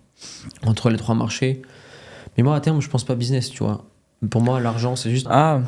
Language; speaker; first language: French; native; French